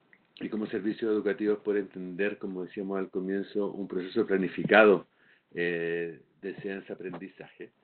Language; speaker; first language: Spanish; native; Spanish